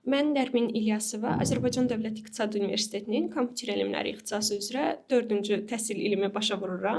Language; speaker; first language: Azerbaijani; native; Azerbaijani